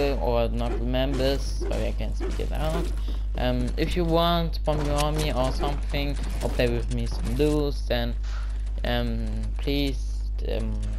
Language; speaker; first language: English; non-native, learner; German